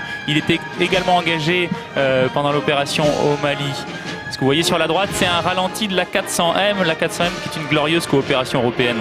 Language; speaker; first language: French; native; French